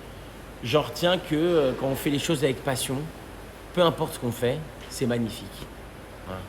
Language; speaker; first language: French; native; French